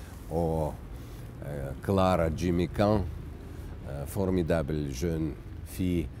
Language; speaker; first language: French; non-native, learner; Russian